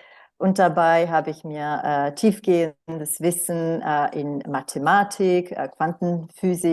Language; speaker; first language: German; non-native, fluent; Romanian